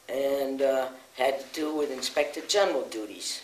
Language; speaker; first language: English; native; English